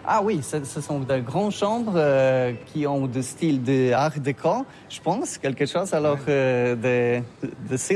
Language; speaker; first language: French; non-native, learner; Polish